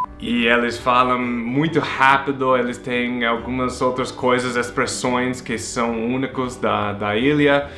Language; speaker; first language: Portuguese; non-native, fluent; English